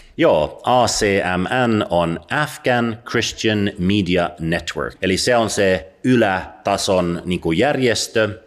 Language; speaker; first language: Finnish; early bilingual, other home language; Persian